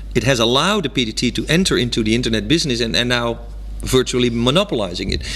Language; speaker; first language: English; non-native, fluent; Dutch